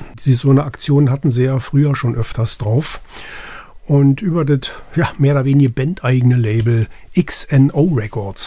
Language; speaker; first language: German; native; German